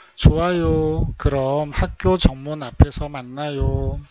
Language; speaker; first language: Korean; native; Korean